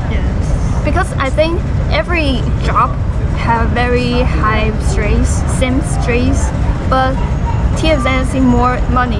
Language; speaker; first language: English; non-native, learner; Chinese